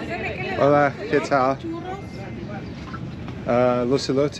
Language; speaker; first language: Spanish; non-native, learner; English